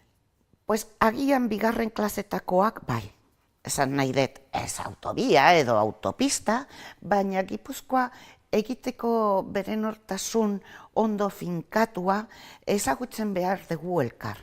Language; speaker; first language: Basque; non-native, local second language; Spanish